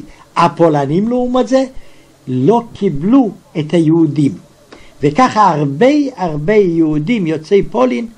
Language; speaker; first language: Hebrew; non-native, fluent; Yiddish